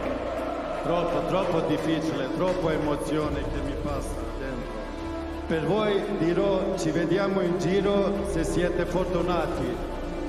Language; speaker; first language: Italian; non-native, fluent; Swedish